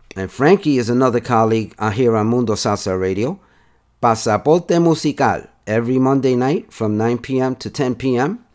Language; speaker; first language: English; native; English